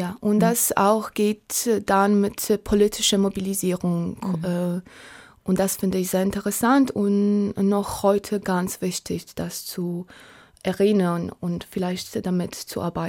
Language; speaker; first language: German; non-native, learner; Polish